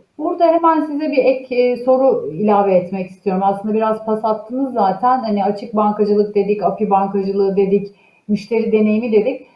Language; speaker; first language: Turkish; native; Turkish